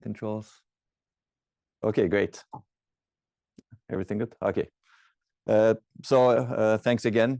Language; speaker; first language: English; non-native, fluent; Turkish